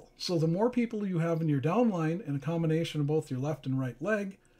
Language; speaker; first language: English; native; English